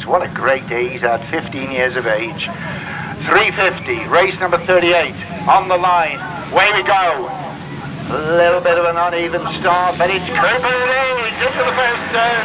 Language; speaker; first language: English; native; English